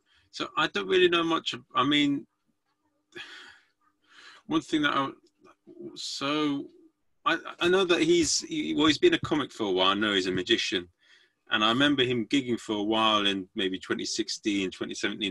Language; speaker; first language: English; native; English